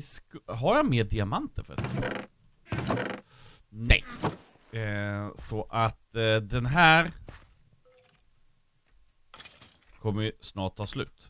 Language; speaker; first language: Swedish; native; Swedish